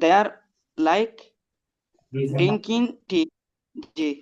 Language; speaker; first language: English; non-native, learner; Bangla